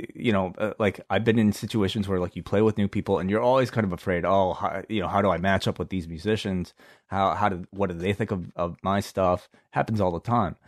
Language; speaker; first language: English; non-native, local second language; Cantonese